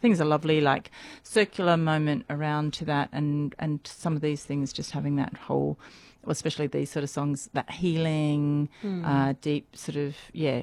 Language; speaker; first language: English; native; English